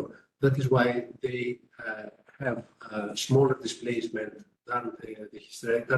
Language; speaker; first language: English; non-native, fluent; Greek